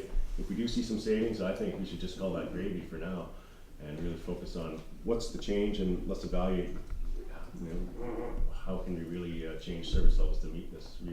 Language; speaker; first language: English; native; English